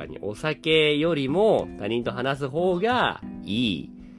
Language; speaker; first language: Japanese; native; Japanese